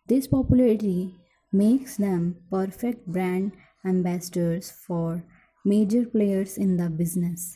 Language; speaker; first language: English; non-native, local second language; Punjabi